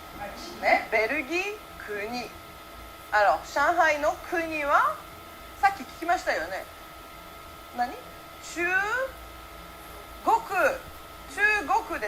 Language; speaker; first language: Japanese; early bilingual, heritage; Japanese